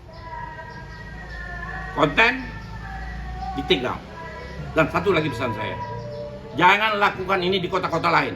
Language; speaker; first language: Indonesian; native; Indonesian